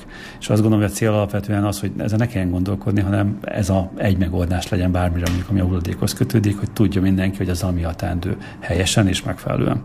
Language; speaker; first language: Hungarian; native; Hungarian